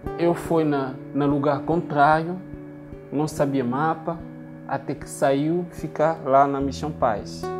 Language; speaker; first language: Portuguese; non-native, learner; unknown